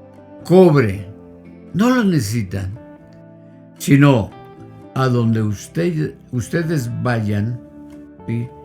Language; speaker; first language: Spanish; native; Spanish